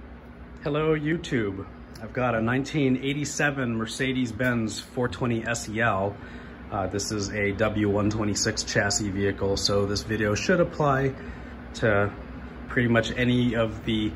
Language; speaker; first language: English; native; English